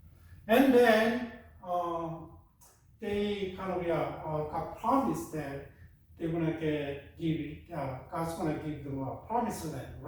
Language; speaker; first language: English; non-native, fluent; Korean